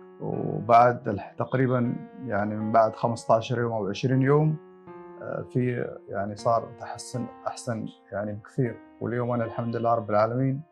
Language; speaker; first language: Arabic; non-native, learner; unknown